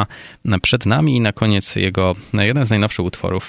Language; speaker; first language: Polish; native; Polish